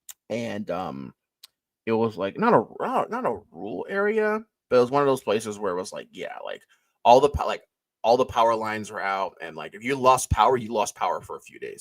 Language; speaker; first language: English; native; English